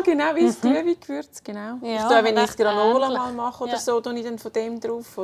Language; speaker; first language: German; native; German